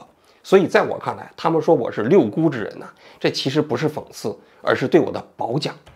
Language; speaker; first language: Chinese; native; Chinese